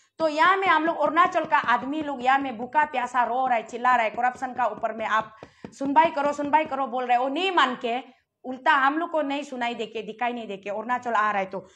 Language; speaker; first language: Hindi; non-native, local second language; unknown